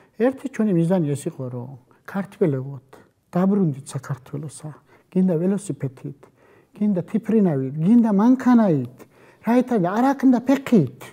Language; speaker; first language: Georgian; early bilingual, heritage; Georgian